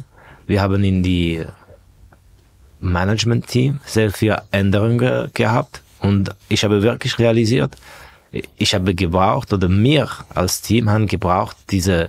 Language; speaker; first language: German; non-native, fluent; Estonian